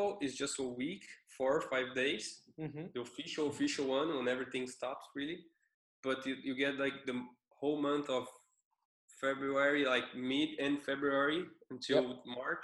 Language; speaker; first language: English; non-native, fluent; Portuguese